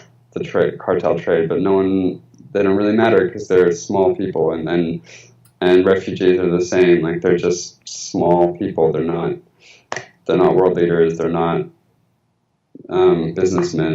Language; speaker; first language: English; early bilingual, other home language; Spanish